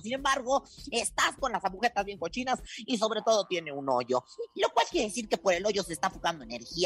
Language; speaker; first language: Spanish; native; Spanish